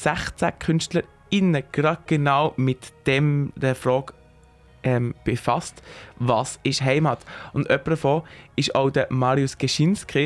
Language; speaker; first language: German; native; German